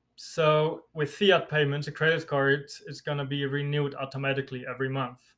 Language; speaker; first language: English; non-native, fluent; Dutch